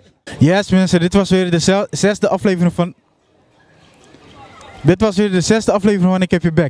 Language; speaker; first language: Dutch; native; Dutch